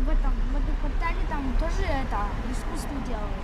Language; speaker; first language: Russian; non-native, learner; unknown